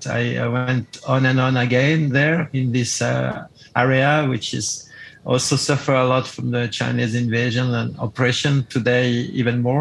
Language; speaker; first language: English; non-native, fluent; French